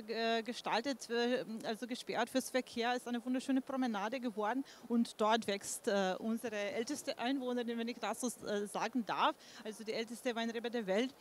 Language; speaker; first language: German; non-native, fluent; Slovenian